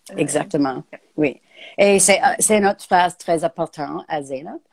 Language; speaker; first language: French; native; French